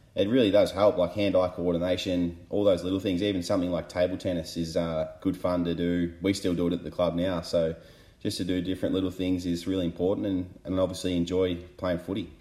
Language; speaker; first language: English; native; English